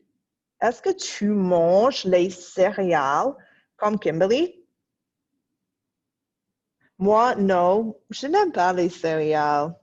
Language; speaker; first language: French; non-native, fluent; English